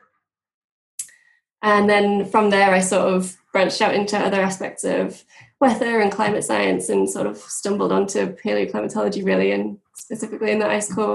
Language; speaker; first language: English; native; English